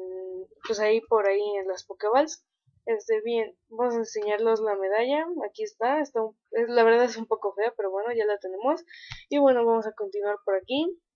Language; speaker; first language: Spanish; native; Spanish